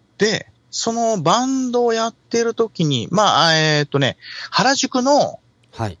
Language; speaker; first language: Japanese; native; Japanese